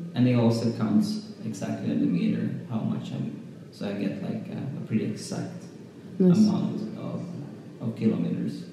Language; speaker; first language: English; non-native, fluent; Finnish